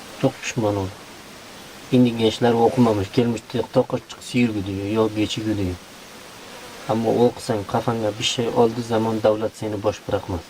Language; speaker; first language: Turkish; non-native, learner; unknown